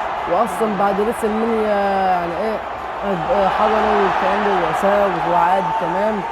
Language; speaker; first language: Arabic; native; Arabic